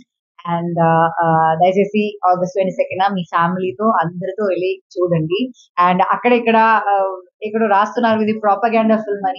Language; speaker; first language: Telugu; non-native, local second language; Malayalam